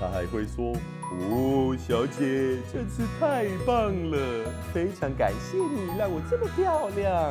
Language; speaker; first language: Chinese; non-native, fluent; Swedish